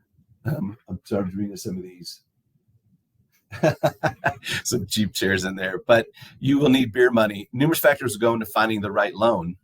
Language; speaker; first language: English; native; English